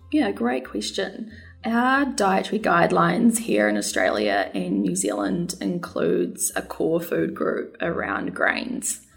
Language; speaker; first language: English; native; English